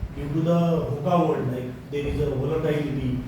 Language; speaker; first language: English; non-native, local second language; Marathi